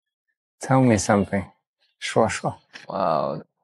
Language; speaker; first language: Chinese; early bilingual, heritage; Chinese